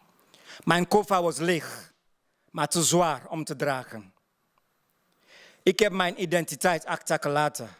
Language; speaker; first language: Dutch; non-native, fluent; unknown